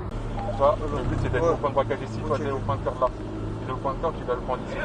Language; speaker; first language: French; native; French